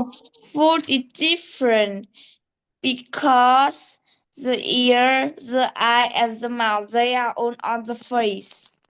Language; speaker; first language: English; non-native, learner; Vietnamese